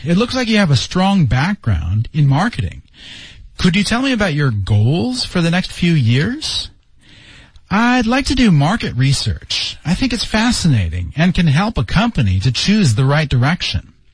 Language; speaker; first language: English; native; English